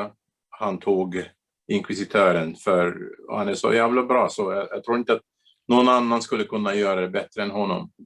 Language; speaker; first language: Swedish; non-native, fluent; Bulgarian